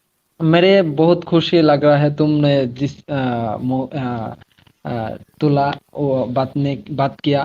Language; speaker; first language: Hindi; non-native, learner; Bangla